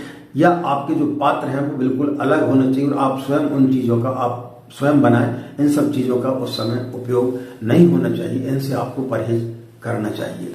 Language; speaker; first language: Hindi; native; Hindi